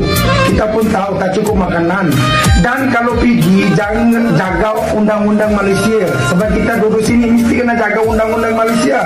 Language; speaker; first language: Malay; non-native, learner; Bangla